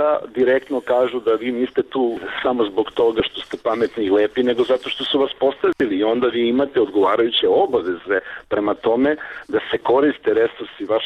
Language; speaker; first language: Serbian; native; Serbian